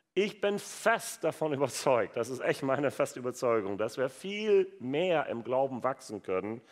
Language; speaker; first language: German; non-native, fluent; English